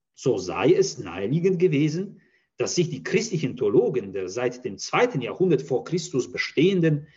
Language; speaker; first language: German; non-native, fluent; Polish